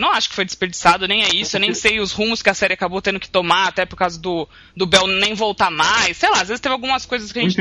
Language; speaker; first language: Portuguese; native; Portuguese